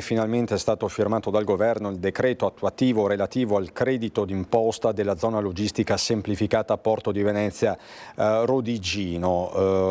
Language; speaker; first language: Italian; native; Italian